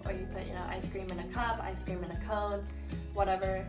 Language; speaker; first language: English; early bilingual, other home language; Japanese